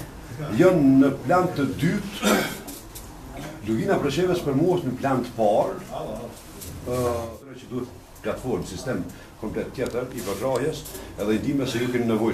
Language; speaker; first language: Albanian; native; Albanian